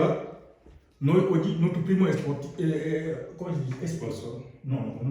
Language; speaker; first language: Italian; non-native, learner; Wolof